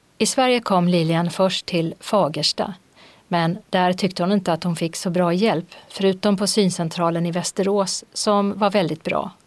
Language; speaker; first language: Swedish; native; Swedish